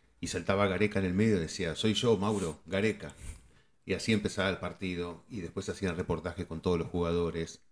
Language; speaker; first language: Spanish; native; Spanish